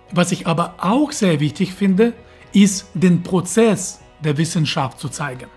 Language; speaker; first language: German; non-native, fluent; Russian